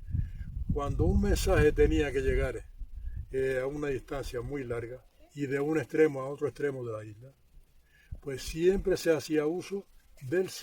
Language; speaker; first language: Spanish; native; Spanish